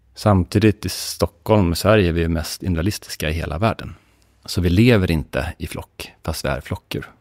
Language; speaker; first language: Swedish; native; Swedish